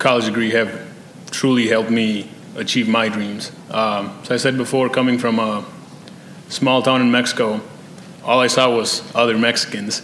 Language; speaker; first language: English; early bilingual, other home language; Spanish